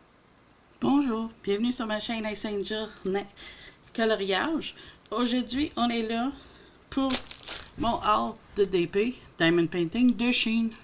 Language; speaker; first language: French; native; French